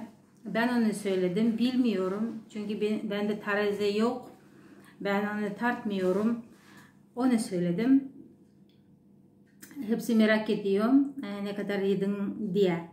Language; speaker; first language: Turkish; non-native, learner; Russian